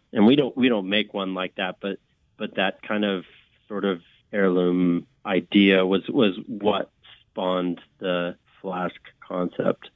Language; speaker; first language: English; native; English